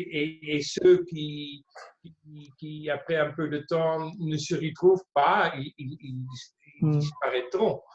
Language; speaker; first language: French; non-native, fluent; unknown